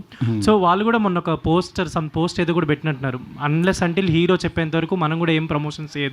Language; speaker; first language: Telugu; native; Telugu